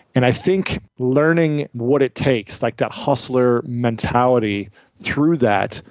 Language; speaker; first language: English; native; English